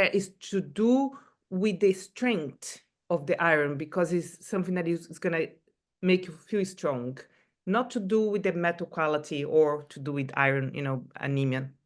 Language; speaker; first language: English; non-native, fluent; Portuguese